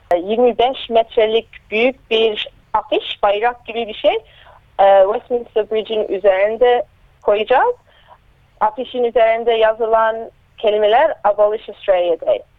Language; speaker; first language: Turkish; early bilingual, heritage; Turkish